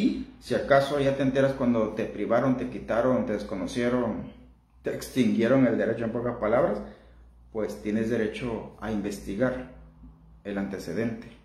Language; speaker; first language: Spanish; native; Spanish